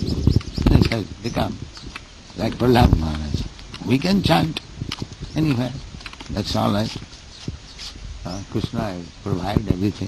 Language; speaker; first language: English; non-native, local second language; Bangla